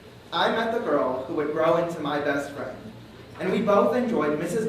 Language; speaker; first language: English; native; English